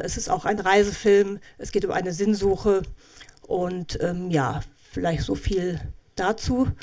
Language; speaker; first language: German; native; German